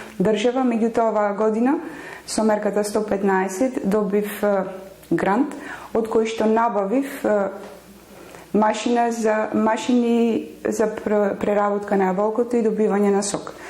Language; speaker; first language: Macedonian; native; Macedonian